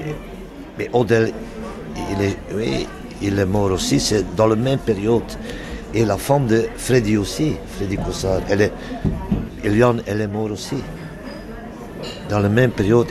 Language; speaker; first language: French; non-native, local second language; Dutch